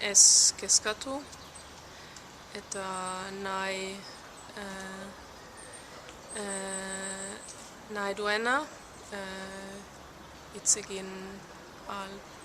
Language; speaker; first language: Basque; non-native, local second language; Spanish